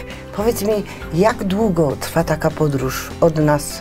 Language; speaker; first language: Polish; native; Polish